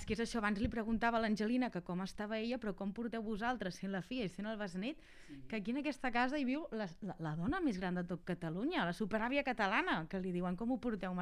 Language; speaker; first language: Catalan; native; Catalan